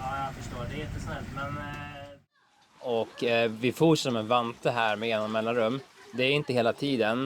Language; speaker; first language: Swedish; native; Swedish